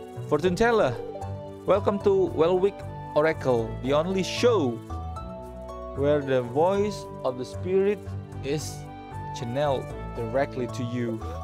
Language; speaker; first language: English; non-native, fluent; Indonesian